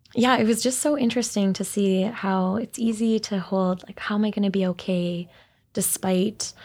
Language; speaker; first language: English; native; English